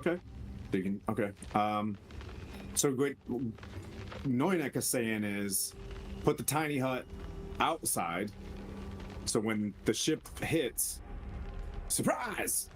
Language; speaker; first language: English; native; English